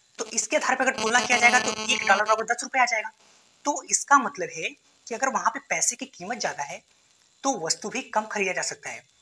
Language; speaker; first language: Hindi; native; Hindi